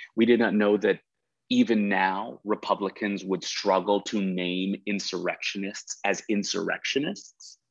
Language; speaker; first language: English; native; English